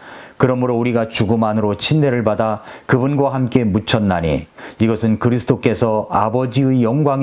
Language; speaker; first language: Korean; native; Korean